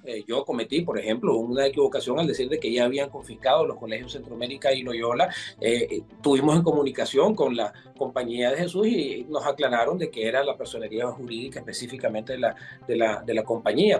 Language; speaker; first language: Spanish; native; Spanish